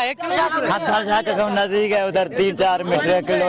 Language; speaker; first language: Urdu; non-native, local second language; Sindhi